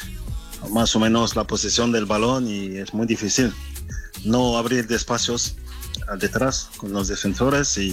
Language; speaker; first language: Spanish; non-native, learner; French